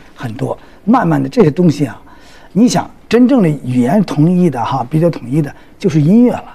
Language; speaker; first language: Chinese; native; Chinese